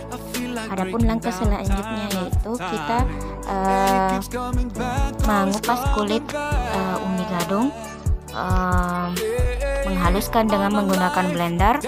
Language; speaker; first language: Indonesian; native; Indonesian